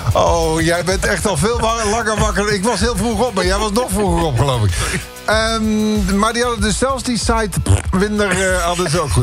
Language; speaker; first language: Dutch; native; Dutch